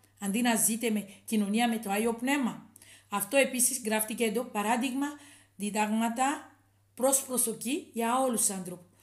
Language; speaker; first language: Greek; non-native, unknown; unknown